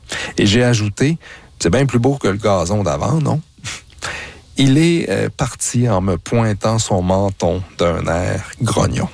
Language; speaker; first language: French; native; French